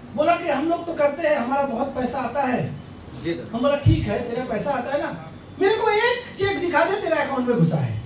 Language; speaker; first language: Hindi; non-native, local second language; Bangla